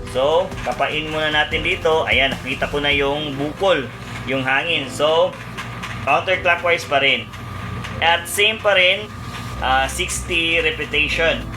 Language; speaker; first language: Filipino; non-native, local second language; Cebuano